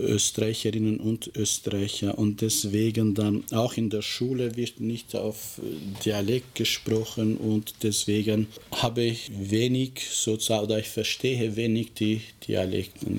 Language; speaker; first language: German; non-native, fluent; Albanian